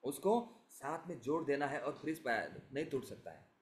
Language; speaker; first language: Hindi; non-native, local second language; Marathi